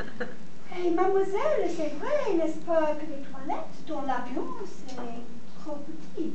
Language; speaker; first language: French; non-native, learner; English